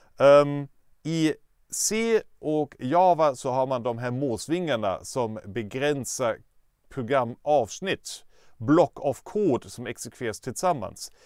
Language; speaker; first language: Swedish; non-native, fluent; German